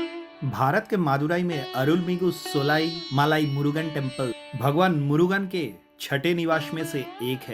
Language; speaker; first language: Hindi; non-native, local second language; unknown